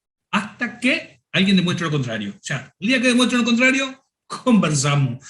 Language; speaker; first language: Spanish; native; Spanish